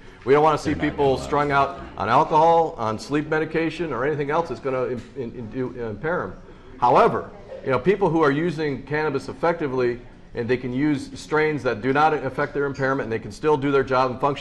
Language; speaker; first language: English; native; English